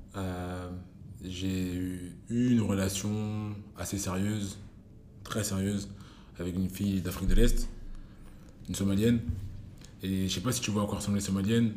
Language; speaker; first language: French; native; French